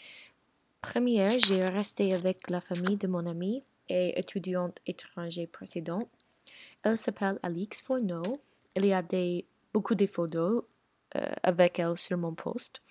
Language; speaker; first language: French; non-native, learner; English